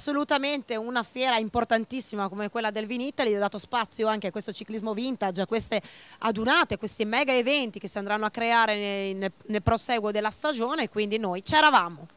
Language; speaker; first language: Italian; native; Italian